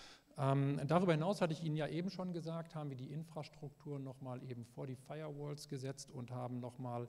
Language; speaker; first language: German; native; German